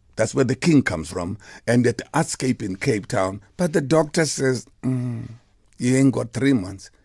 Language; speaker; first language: English; non-native, local second language; Xhosa